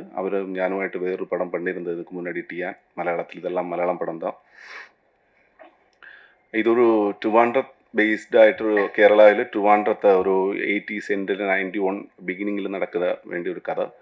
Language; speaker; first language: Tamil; non-native, learner; Malayalam